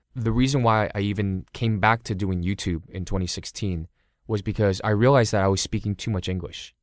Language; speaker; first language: English; early bilingual, other home language; Cantonese